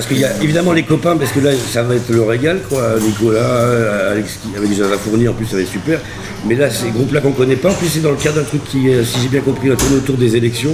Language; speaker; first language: French; native; French